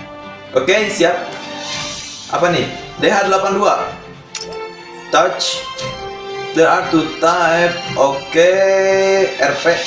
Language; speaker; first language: English; non-native, learner; Indonesian